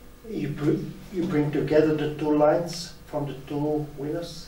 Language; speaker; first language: English; non-native, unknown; Dutch